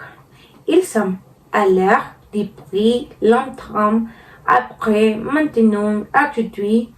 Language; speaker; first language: French; non-native, learner; Spanish